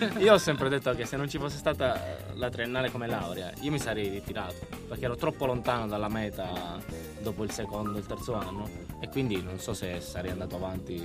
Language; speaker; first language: Italian; native; Italian